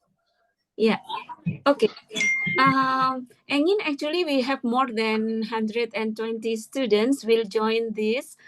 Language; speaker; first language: English; non-native, fluent; Indonesian